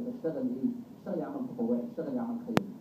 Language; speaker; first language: Arabic; native; Arabic